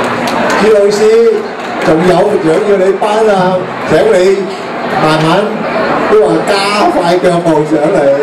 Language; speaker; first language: Chinese; early bilingual, heritage; Cantonese